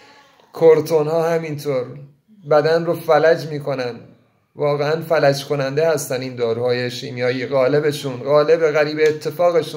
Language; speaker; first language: Persian; native; Persian